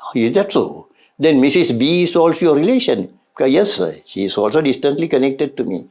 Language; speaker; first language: English; non-native, local second language; Sinhala